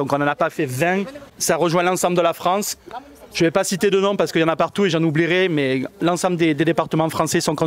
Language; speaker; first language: French; native; French